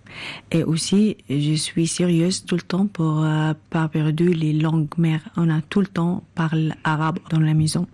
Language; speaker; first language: French; non-native, learner; Arabic